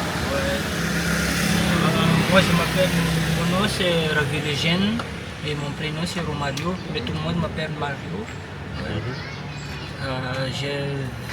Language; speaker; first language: French; non-native, local second language; Malagasy